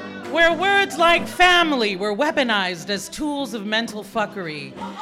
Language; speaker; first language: English; early bilingual, other home language; Spanish